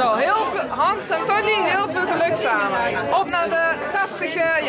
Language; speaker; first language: Dutch; native; Dutch